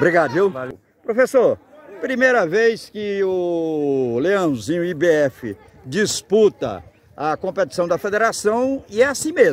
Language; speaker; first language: Portuguese; native; Portuguese